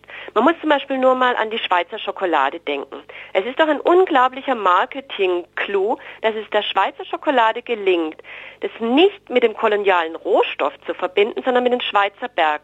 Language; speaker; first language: German; native; German